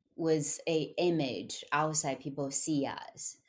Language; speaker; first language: English; non-native, fluent; Chinese